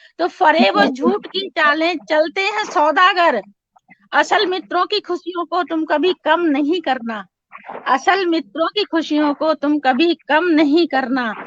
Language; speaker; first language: Hindi; native; Hindi